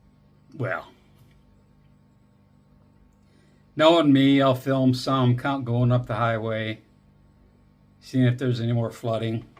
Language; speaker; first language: English; native; English